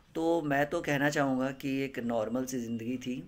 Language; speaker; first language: Hindi; native; Hindi